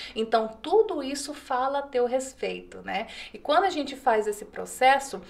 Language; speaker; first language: Portuguese; native; Portuguese